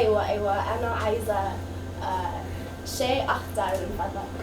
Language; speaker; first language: Arabic; non-native, learner; English